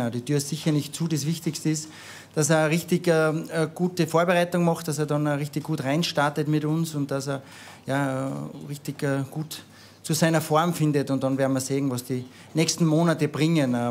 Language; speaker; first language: German; native; German